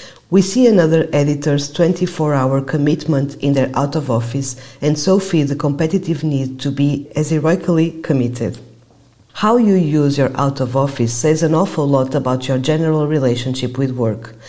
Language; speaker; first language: English; non-native, fluent; Portuguese